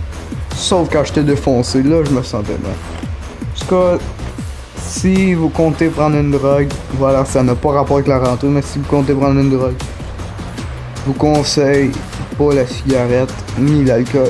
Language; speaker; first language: French; native; French